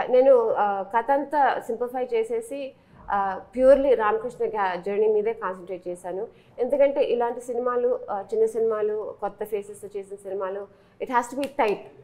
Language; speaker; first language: Telugu; early bilingual, heritage; Telugu